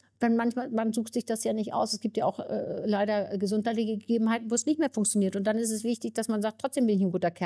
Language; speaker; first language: German; native; German